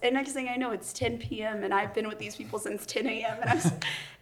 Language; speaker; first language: English; native; English